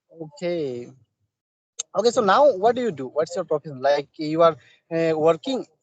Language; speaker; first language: English; non-native, learner; Bangla